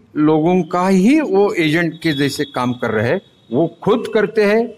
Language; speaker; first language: Hindi; non-native, local second language; Marathi